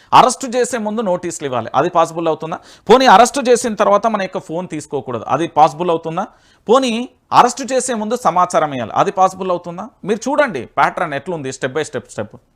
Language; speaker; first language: Telugu; native; Telugu